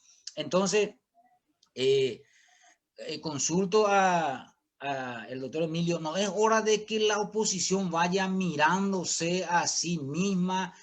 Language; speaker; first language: Spanish; native; Spanish